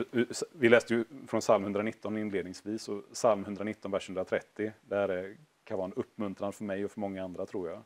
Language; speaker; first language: Swedish; native; Swedish